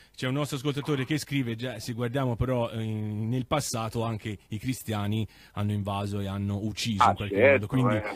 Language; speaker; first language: Italian; native; Italian